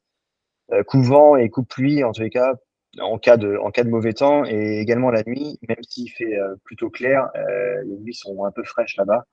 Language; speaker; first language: French; native; French